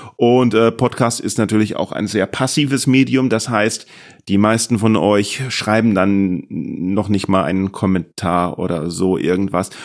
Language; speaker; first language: German; native; German